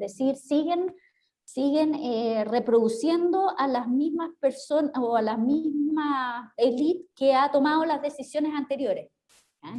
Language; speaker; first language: Spanish; native; Spanish